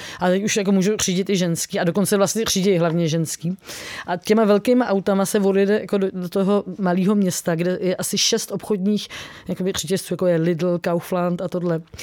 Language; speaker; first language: Czech; native; Czech